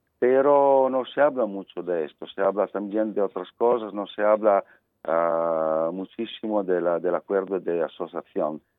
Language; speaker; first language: Spanish; non-native, learner; Italian